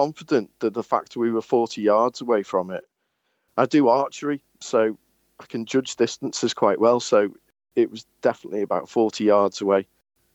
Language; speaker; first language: English; native; English